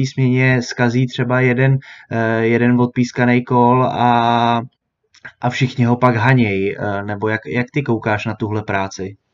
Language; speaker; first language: Czech; native; Czech